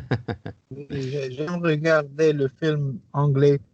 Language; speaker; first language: French; non-native, learner; English